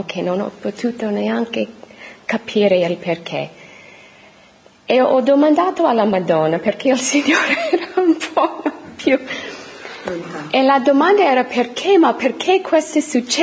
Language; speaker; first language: Italian; non-native, fluent; English